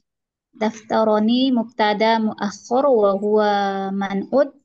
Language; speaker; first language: Arabic; non-native, learner; Indonesian